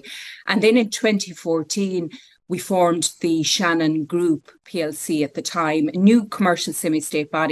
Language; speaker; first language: English; native; English